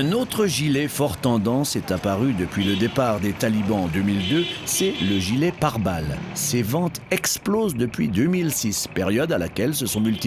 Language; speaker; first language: French; native; French